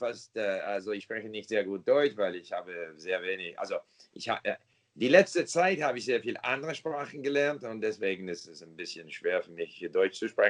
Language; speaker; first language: German; non-native, fluent; English